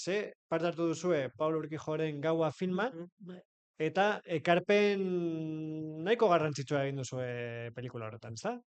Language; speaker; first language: Basque; native; Basque